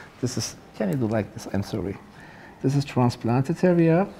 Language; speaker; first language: English; non-native, learner; Turkish